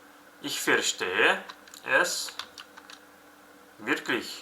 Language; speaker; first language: German; non-native, fluent; Uzbek